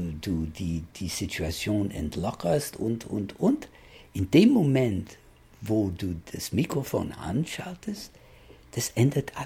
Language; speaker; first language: German; non-native, fluent; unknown